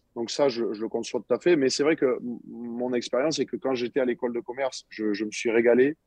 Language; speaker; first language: French; native; French